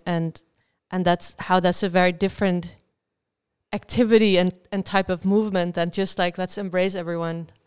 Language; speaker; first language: English; non-native, fluent; Dutch